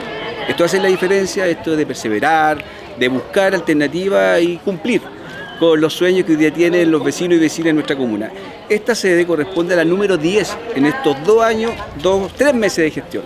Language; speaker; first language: Spanish; native; Spanish